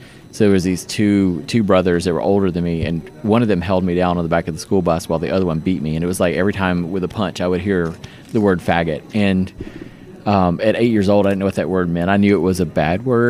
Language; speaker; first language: English; native; English